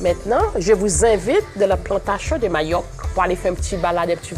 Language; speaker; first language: French; non-native, local second language; Seselwa Creole French